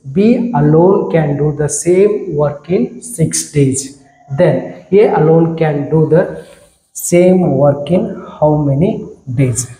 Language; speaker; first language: English; non-native, local second language; Kannada